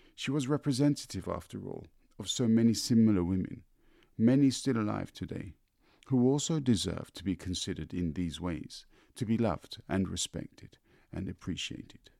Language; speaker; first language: English; native; English